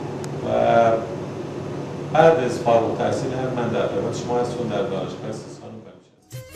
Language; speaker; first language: Persian; non-native, local second language; Baluchi